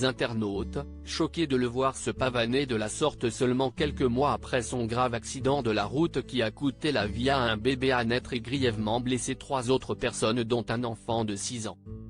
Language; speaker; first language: French; native; French